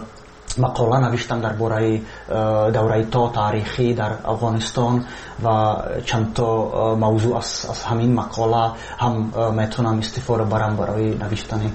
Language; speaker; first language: Tajik; non-native, fluent; Czech